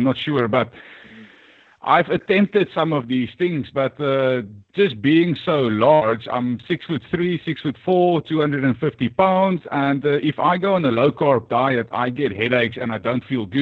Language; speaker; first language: English; non-native, local second language; Afrikaans